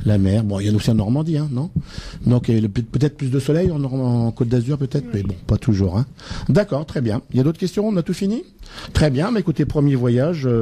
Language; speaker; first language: French; native; French